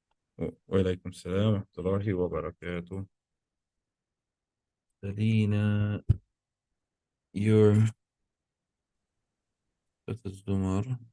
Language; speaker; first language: Arabic; non-native, fluent; English